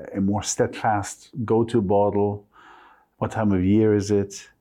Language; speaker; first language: English; non-native, fluent; Spanish